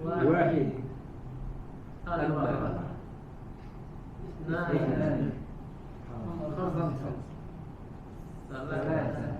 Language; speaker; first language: Arabic; non-native, learner; Indonesian